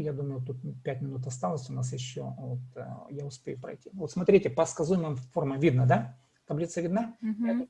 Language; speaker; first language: Russian; native; Russian